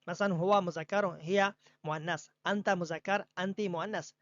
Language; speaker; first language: Arabic; non-native, fluent; Persian